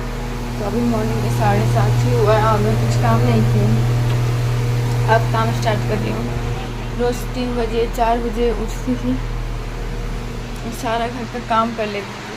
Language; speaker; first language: Hindi; native; Hindi